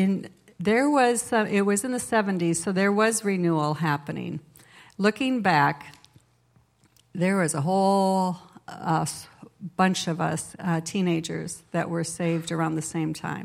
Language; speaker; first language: English; native; English